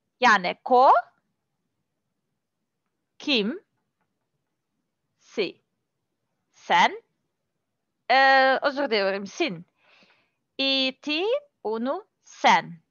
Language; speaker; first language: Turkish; non-native, learner; Serbian